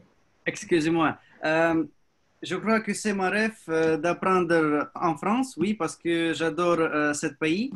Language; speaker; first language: French; non-native, learner; Russian